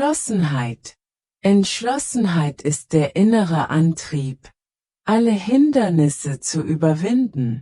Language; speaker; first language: German; native; German